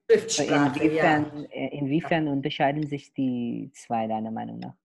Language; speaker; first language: German; non-native, fluent; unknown